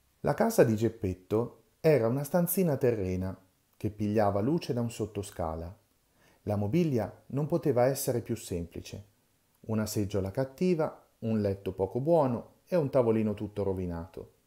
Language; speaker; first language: Italian; native; Italian